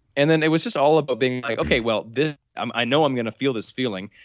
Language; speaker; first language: English; native; English